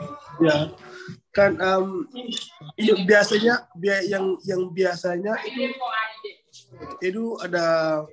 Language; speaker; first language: Indonesian; non-native, learner; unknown